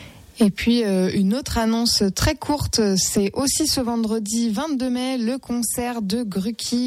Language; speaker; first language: French; native; French